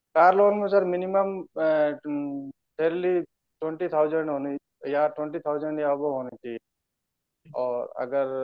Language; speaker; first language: Hindi; native; Hindi